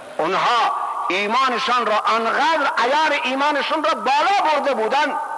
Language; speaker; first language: Persian; non-native, local second language; Baluchi